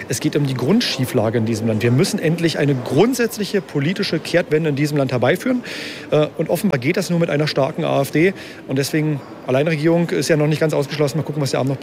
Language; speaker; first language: German; native; German